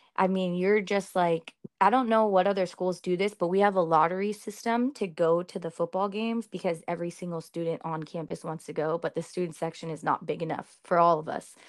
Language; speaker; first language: English; early bilingual, other home language; Hindi